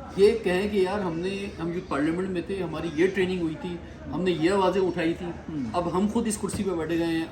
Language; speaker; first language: Urdu; native; Urdu